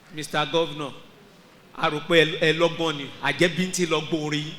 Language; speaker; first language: English; non-native, local second language; Yoruba